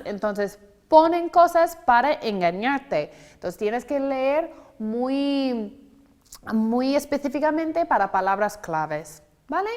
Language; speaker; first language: Spanish; non-native, fluent; English